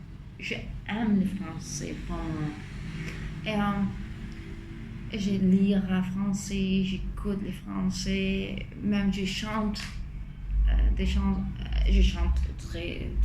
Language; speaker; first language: French; non-native, fluent; Spanish